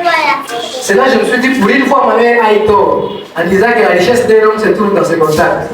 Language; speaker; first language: French; non-native, local second language; Swahili